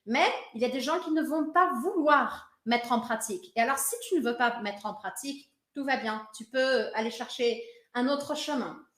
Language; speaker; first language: French; non-native, fluent; Portuguese